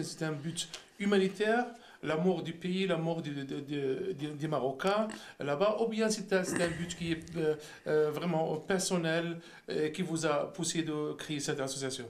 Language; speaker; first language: French; non-native, local second language; Arabic